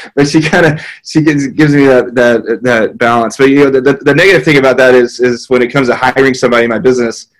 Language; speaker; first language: English; native; English